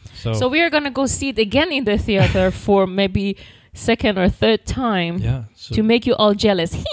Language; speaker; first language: English; non-native, fluent; Persian